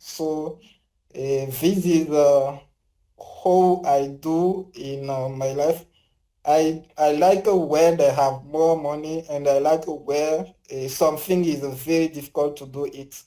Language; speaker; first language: English; non-native, learner; French